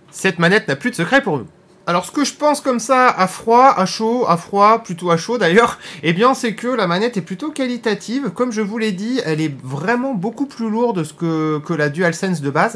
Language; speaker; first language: French; native; French